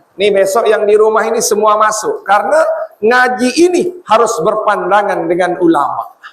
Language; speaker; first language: Indonesian; non-native, local second language; Sasak